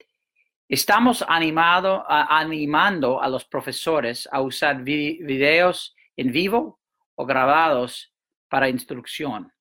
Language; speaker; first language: Spanish; non-native, fluent; English